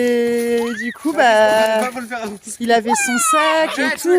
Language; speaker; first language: French; native; French